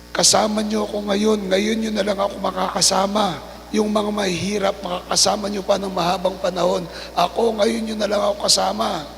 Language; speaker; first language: Filipino; non-native, local second language; Pampanga